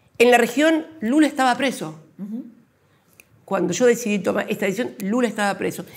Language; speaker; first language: Spanish; native; Spanish